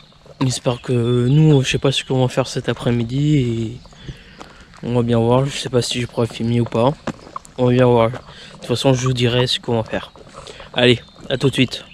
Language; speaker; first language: French; native; French